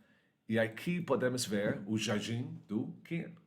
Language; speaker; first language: Portuguese; non-native, learner; English